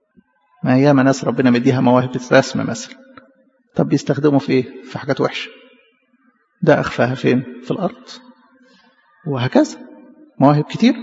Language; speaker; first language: Arabic; native; Arabic